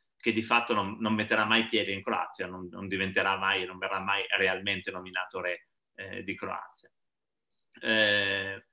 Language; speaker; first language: Italian; native; Italian